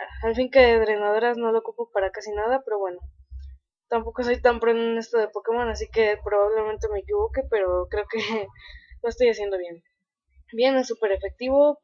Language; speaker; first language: Spanish; native; Spanish